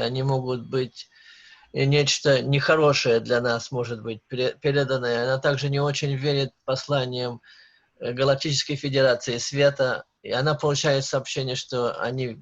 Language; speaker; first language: Russian; native; Russian